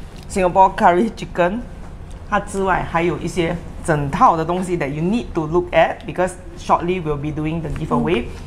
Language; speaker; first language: English; non-native, local second language; Chinese